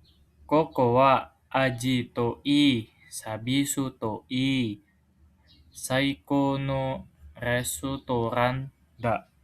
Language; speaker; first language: Japanese; non-native, fluent; Indonesian